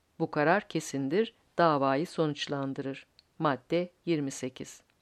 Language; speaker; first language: Turkish; native; Turkish